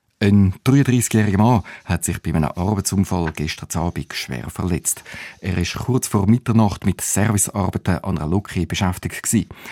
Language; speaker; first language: German; native; German